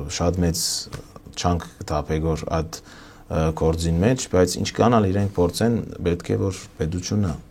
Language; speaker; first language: Armenian; early bilingual, heritage; Armenian